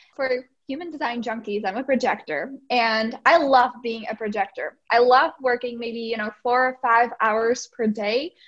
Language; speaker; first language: English; non-native, fluent; Czech